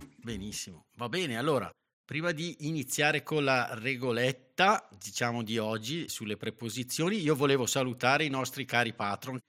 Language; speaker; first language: Italian; native; Italian